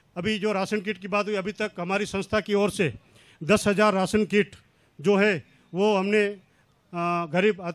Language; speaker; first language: Hindi; non-native, local second language; Kachhi